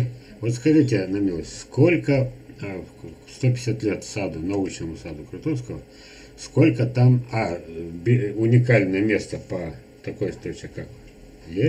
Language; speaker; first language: Russian; native; Russian